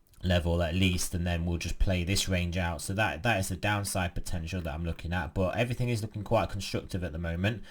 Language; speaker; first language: English; native; English